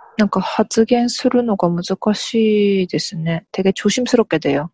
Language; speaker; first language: Japanese; early bilingual, other home language; Korean